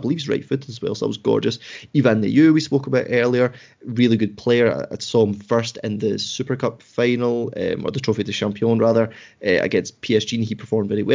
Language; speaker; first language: English; native; English